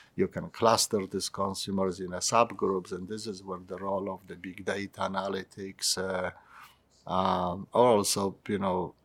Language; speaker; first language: English; non-native, fluent; Polish